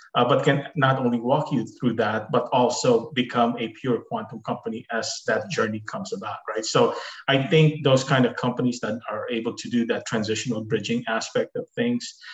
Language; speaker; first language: English; non-native, local second language; Filipino